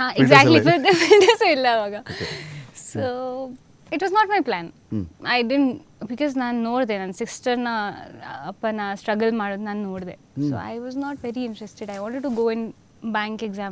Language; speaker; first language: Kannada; non-native, fluent; Hindi